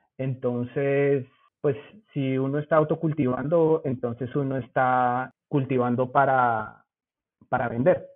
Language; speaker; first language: Spanish; native; Spanish